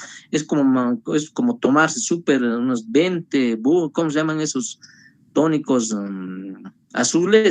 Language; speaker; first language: Spanish; native; Spanish